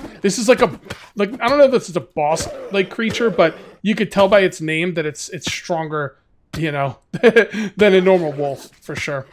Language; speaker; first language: English; native; English